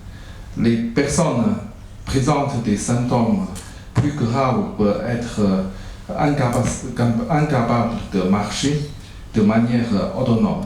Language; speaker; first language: French; non-native, learner; Chinese